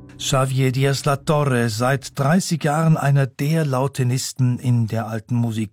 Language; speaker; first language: German; native; German